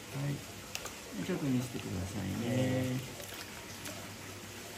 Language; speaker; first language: Japanese; native; Japanese